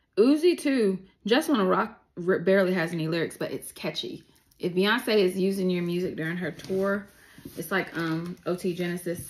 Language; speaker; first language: English; native; English